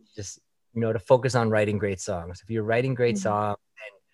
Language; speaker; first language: English; early bilingual, other home language; Filipino